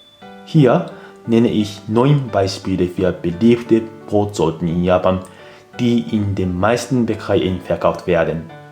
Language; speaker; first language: German; non-native, fluent; Japanese